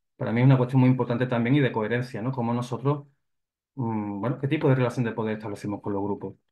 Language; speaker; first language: Spanish; native; Spanish